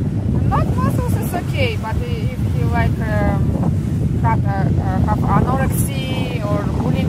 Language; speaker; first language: English; non-native, learner; Russian